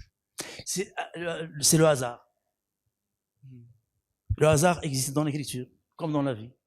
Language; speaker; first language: French; non-native, local second language; Arabic